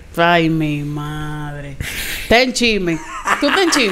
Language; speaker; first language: Spanish; early bilingual, heritage; Spanish